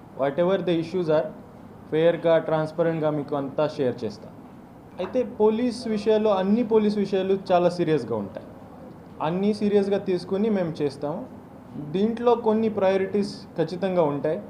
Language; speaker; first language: Telugu; non-native, local second language; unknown